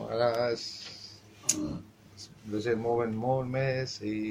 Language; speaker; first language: Catalan; non-native, fluent; Arabic